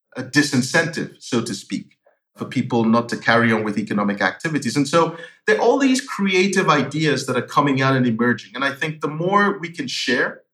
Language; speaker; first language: English; non-native, local second language; Yoruba